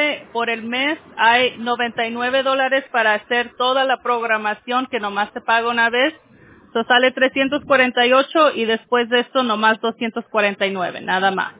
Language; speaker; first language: Spanish; early bilingual, heritage; Spanish